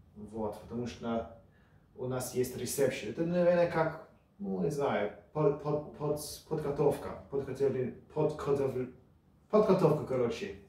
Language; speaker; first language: Russian; early bilingual, heritage; Russian